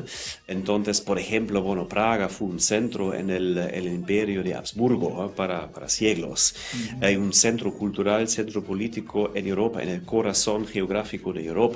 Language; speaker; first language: Spanish; non-native, fluent; German